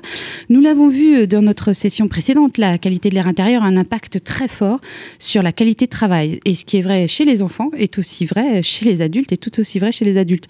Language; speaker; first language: French; native; French